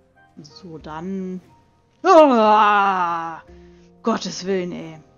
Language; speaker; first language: German; native; German